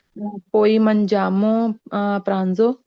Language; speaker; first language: Italian; non-native, learner; Punjabi